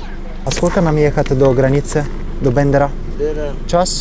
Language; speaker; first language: Russian; non-native, learner; Italian